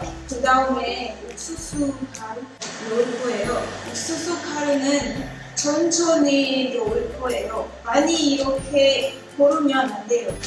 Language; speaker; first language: Korean; non-native, learner; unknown